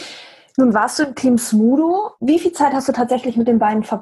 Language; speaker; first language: German; native; German